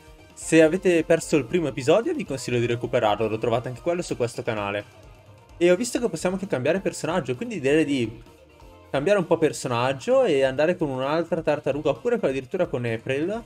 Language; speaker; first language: Italian; native; Italian